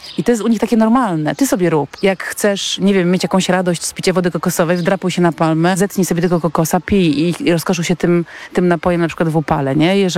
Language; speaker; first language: Polish; native; Polish